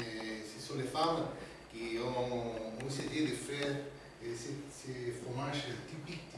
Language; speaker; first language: French; non-native, learner; Spanish